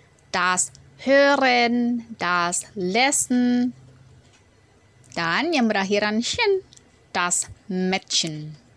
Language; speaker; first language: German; non-native, fluent; Indonesian